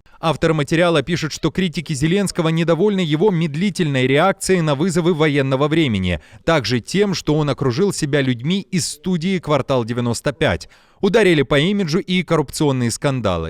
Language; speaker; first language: Russian; native; Russian